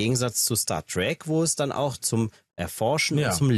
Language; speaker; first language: German; native; German